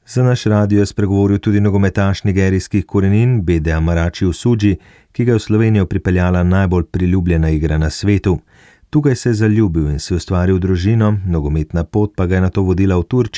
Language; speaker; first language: Slovenian; native; Slovenian